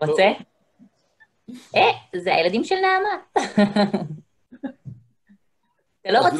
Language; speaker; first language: Hebrew; native; Hebrew